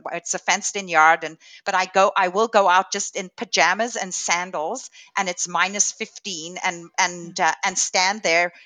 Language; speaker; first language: English; native; English